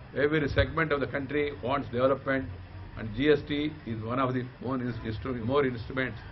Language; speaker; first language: English; non-native, local second language; Telugu